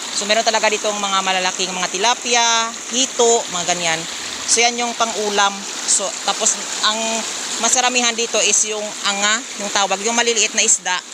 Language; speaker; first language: Filipino; non-native, local second language; Hiligaynon